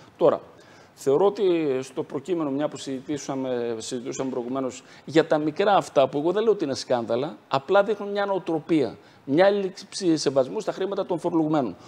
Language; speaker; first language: Greek; native; Greek